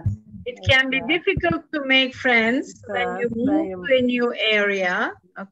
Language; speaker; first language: English; non-native, fluent; Turkish